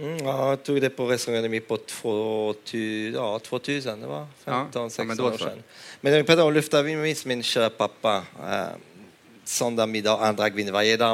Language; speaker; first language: Swedish; non-native, fluent; French